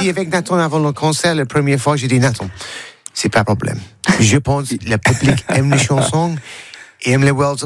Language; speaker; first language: French; non-native, learner; English